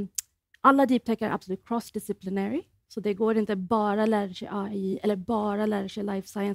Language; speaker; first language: Swedish; non-native, fluent; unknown